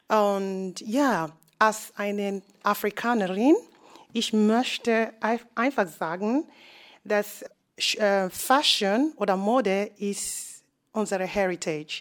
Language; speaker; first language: German; non-native, learner; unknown